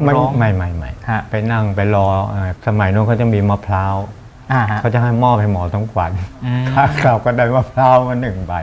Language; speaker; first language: Thai; native; Thai